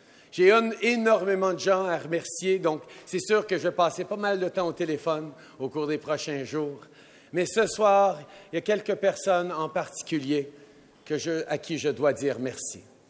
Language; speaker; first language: French; native; French